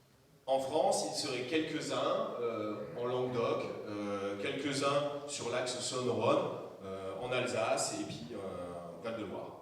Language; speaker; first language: French; native; French